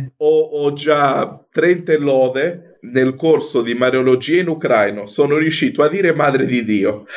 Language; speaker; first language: Italian; non-native, fluent; Portuguese